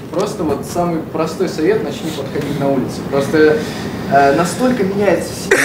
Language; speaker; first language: Russian; native; Russian